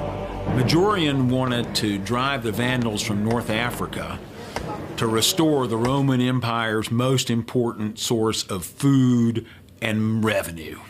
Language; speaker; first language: English; native; English